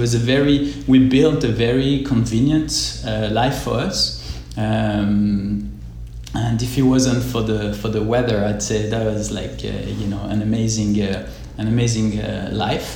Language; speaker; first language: English; non-native, fluent; French